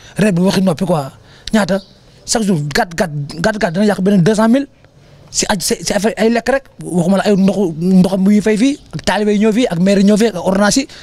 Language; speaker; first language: Wolof; native; Wolof